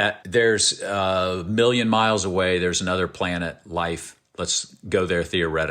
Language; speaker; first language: English; native; English